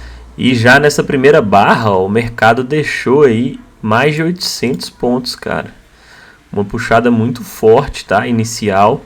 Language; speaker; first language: Portuguese; native; Portuguese